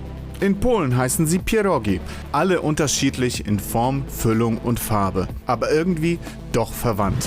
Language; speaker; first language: German; native; German